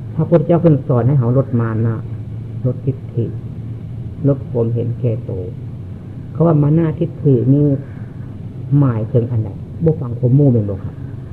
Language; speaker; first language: Thai; native; Thai